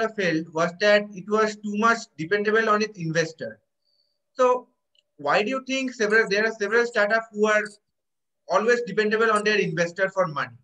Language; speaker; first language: English; non-native, local second language; Bangla